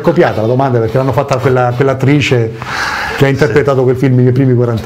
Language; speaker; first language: Italian; native; Italian